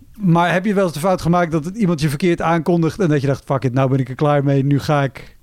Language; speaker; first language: Dutch; native; Dutch